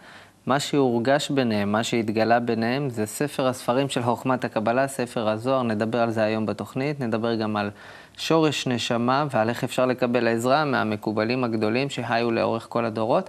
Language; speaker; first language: Hebrew; native; Hebrew